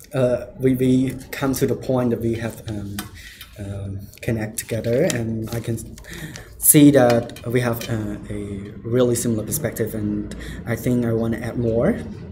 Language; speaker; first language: English; non-native, learner; Khmer